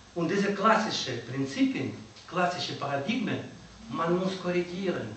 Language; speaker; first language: German; non-native, learner; Russian